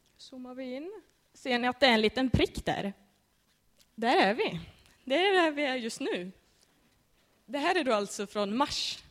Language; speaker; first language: Swedish; native; Swedish